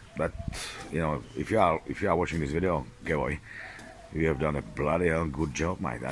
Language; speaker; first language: English; non-native, fluent; Czech